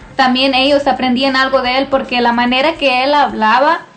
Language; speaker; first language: Spanish; early bilingual, heritage; Spanish